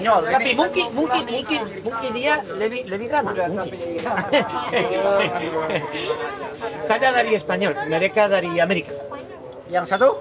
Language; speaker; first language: Indonesian; non-native, learner; Spanish